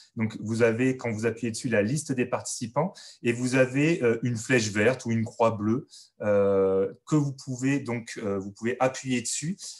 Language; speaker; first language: French; native; French